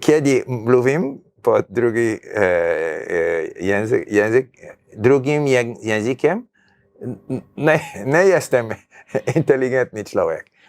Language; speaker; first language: Polish; non-native, learner; English